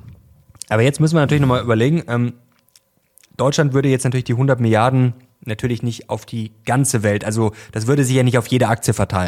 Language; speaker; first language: German; native; German